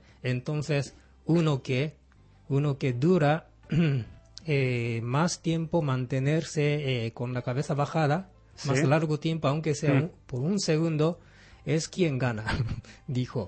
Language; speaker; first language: Spanish; non-native, fluent; Japanese